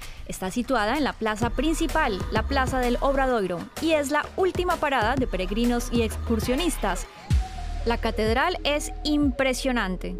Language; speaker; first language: Spanish; native; Spanish